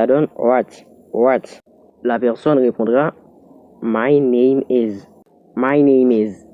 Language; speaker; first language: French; non-native, local second language; Haitian Creole